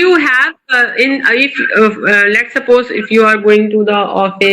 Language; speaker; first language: English; non-native, local second language; Urdu